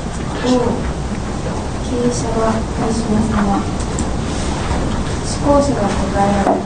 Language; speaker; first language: Japanese; native; Japanese